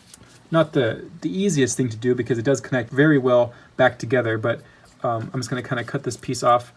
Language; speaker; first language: English; native; English